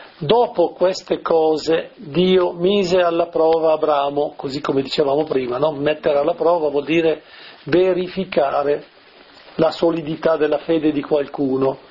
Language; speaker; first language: Italian; native; Italian